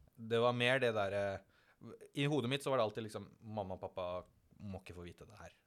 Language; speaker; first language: Norwegian; early bilingual, other home language; Tamil